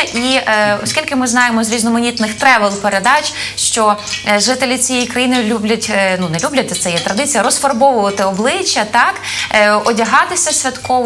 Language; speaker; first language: Ukrainian; native; Ukrainian